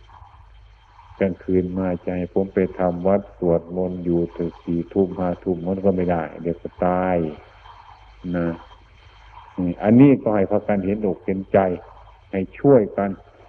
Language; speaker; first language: Thai; native; Thai